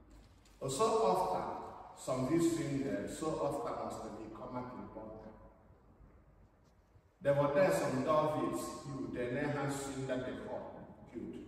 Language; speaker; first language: Swedish; non-native, fluent; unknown